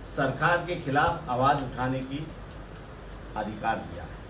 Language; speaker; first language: Hindi; non-native, local second language; Marathi